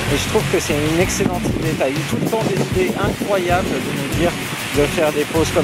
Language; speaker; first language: French; native; French